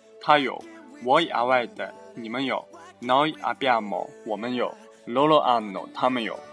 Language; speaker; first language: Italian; non-native, fluent; Chinese